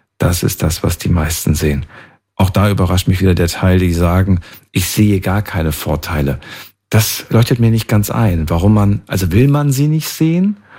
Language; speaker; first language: German; native; German